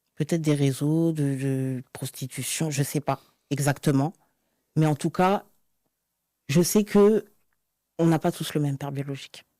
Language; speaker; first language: French; native; French